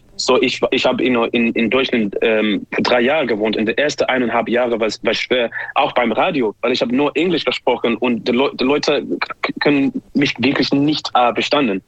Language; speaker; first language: German; non-native, learner; English